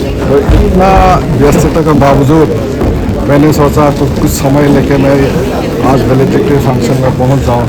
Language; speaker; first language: Hindi; non-native, local second language; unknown